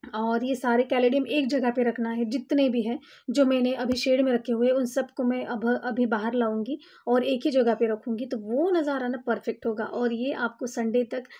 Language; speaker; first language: Hindi; non-native, local second language; Marathi